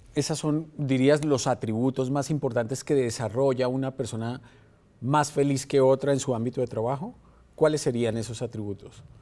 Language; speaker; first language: Spanish; native; Spanish